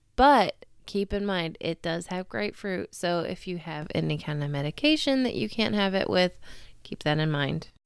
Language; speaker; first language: English; native; English